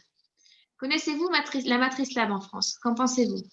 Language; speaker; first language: French; native; French